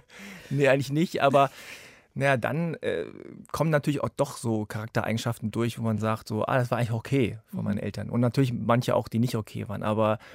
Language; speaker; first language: German; native; German